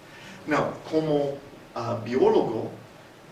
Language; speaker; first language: Spanish; non-native, fluent; English